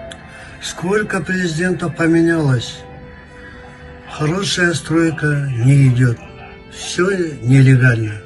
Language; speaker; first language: Russian; non-native, local second language; Kyrgyz